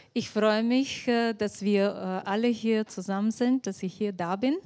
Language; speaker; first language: German; non-native, fluent; Bulgarian